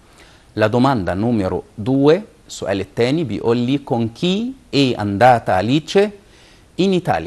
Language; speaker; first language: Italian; non-native, fluent; Arabic